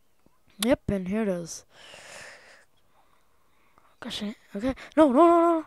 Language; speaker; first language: English; native; English